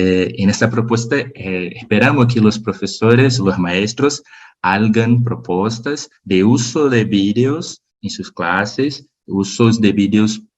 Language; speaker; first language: Spanish; non-native, learner; Portuguese